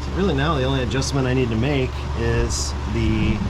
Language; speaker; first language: English; native; English